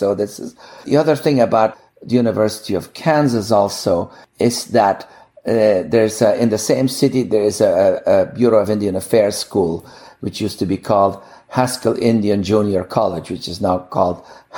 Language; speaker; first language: English; non-native, fluent; Dutch